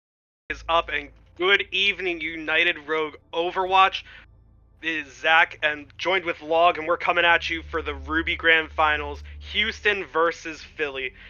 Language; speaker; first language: English; native; English